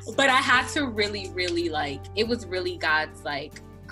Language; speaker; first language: English; native; English